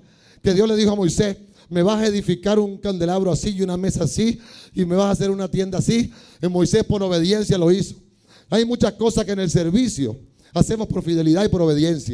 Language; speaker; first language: Spanish; native; Spanish